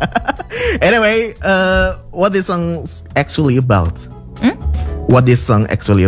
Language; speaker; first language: English; non-native, fluent; Indonesian